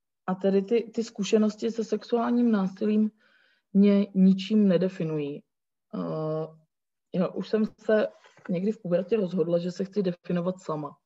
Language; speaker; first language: Czech; native; Czech